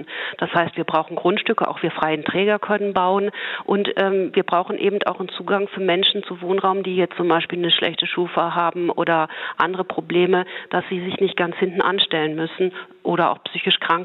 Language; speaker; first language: German; native; German